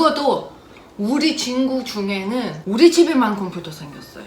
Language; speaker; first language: Korean; non-native, fluent; Russian